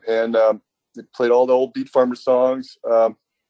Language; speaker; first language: English; native; English